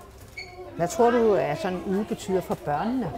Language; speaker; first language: Danish; native; Danish